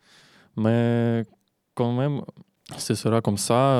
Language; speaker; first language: French; non-native, learner; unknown